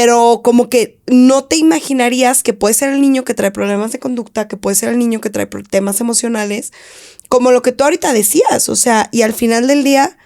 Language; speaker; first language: Spanish; native; Spanish